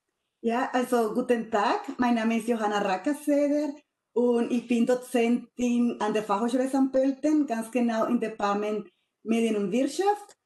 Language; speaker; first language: German; non-native, fluent; Spanish